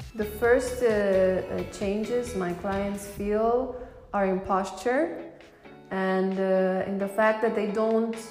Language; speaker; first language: English; non-native, fluent; Romanian